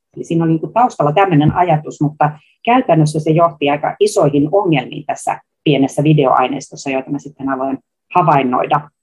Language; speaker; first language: Finnish; native; Finnish